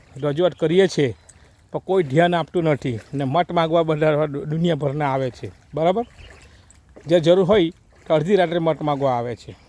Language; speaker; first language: Gujarati; native; Gujarati